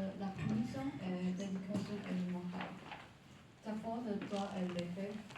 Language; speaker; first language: French; non-native, learner; Chinese